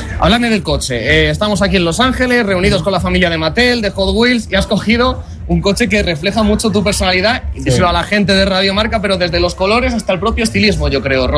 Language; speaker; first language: Spanish; native; Spanish